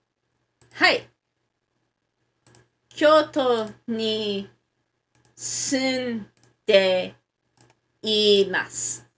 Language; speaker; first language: Japanese; non-native, learner; English